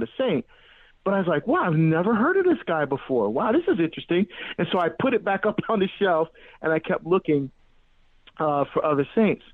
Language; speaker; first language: English; native; English